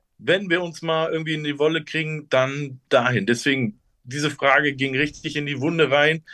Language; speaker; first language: German; early bilingual, other home language; Turkish